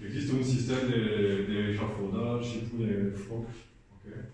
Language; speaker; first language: Romanian; non-native, learner; French